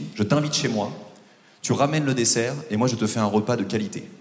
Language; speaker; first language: French; native; French